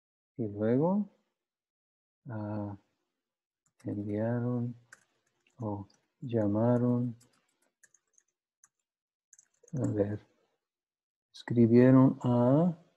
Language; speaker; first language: Spanish; non-native, fluent; English